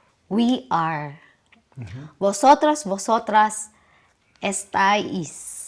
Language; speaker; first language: Spanish; non-native, learner; Filipino